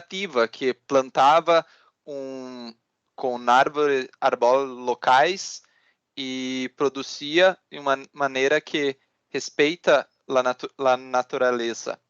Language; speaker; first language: Portuguese; non-native, learner; Spanish